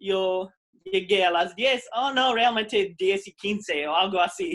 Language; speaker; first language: Spanish; non-native, fluent; English